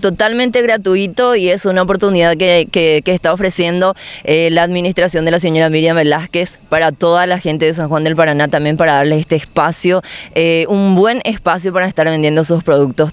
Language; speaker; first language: Spanish; native; Spanish